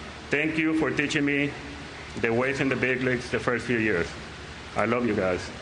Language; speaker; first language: English; non-native, fluent; Spanish